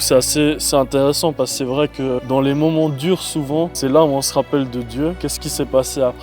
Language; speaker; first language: French; native; French